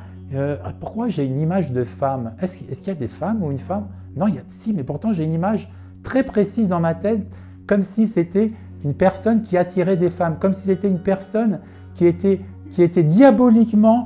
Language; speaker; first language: French; native; French